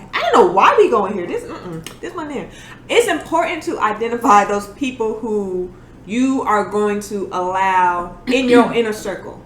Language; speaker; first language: English; native; English